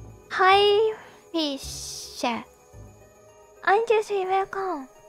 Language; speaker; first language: English; non-native, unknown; Japanese